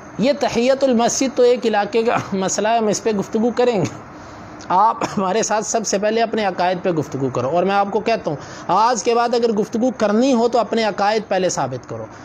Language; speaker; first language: Urdu; non-native, local second language; Punjabi